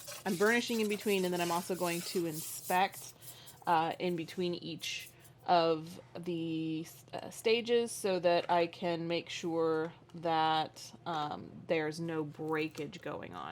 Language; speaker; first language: English; native; English